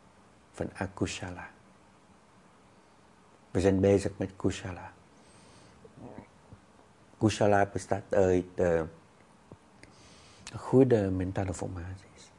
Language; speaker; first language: Dutch; non-native, fluent; Vietnamese